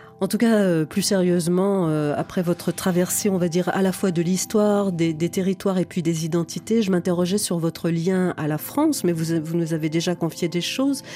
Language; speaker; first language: French; native; French